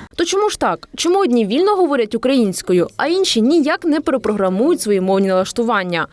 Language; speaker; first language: Ukrainian; native; Ukrainian